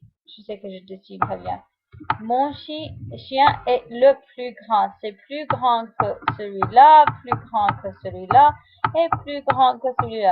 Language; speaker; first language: French; non-native, fluent; English